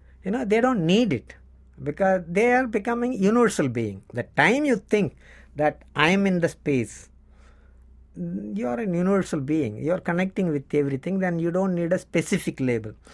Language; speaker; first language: English; non-native, local second language; Tamil